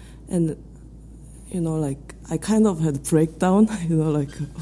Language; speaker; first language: English; non-native, fluent; Korean